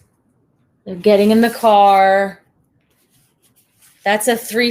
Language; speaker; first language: English; native; English